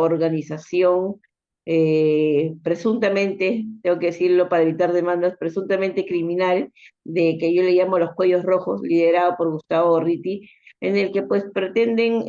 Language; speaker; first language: Spanish; native; Spanish